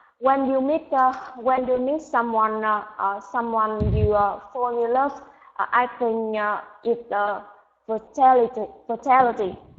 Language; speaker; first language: English; non-native, learner; Vietnamese